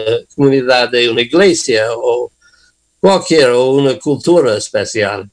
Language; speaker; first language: Spanish; non-native, learner; English